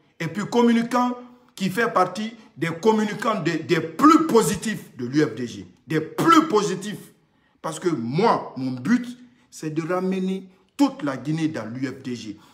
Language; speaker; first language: French; non-native, local second language; Susu